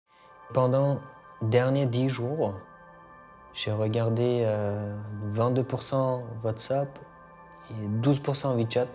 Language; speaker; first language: French; non-native, fluent; Uyghur